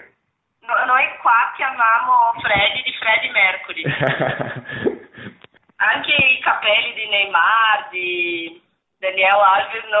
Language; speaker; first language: Italian; non-native, learner; Portuguese